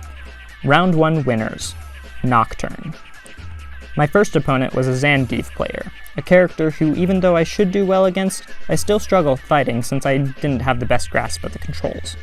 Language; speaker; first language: English; native; English